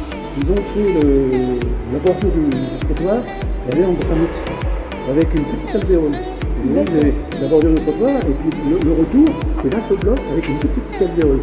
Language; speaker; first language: French; native; French